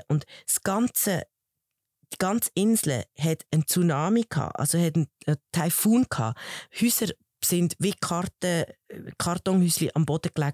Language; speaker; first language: German; early bilingual, other home language; Spanish